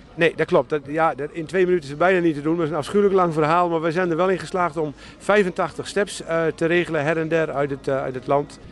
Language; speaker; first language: Dutch; native; Dutch